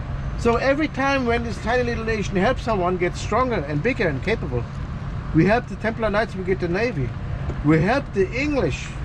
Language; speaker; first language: English; non-native, fluent; Portuguese